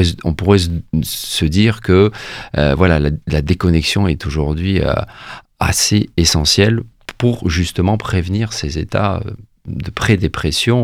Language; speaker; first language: French; native; French